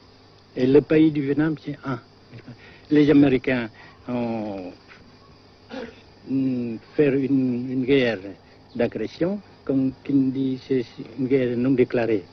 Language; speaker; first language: French; non-native, local second language; Vietnamese